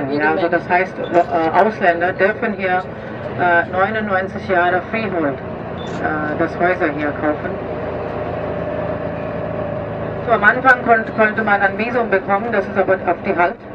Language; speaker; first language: German; non-native, fluent; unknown